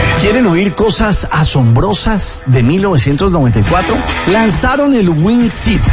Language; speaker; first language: Spanish; native; Spanish